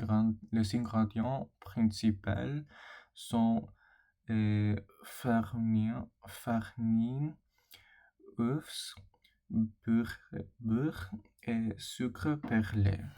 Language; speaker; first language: French; non-native, learner; English